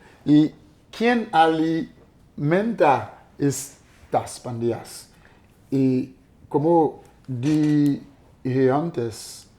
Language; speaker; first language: Spanish; non-native, fluent; Haitian Creole